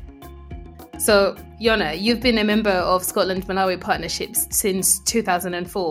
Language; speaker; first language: English; non-native, local second language; Nyanja